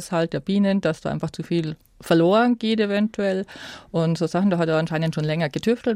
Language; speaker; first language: German; native; German